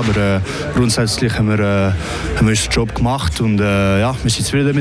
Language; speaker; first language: German; non-native, local second language; French